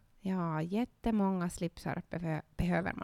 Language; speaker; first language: Swedish; non-native, learner; Finnish